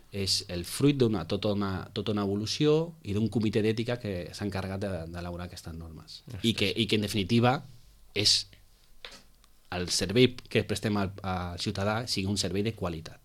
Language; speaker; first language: Catalan; non-native, local second language; Spanish